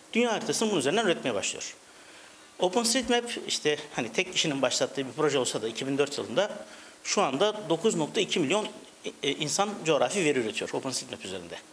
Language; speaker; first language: Turkish; native; Turkish